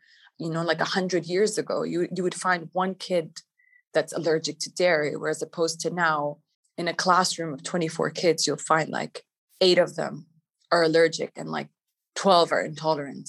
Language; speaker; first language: English; native; English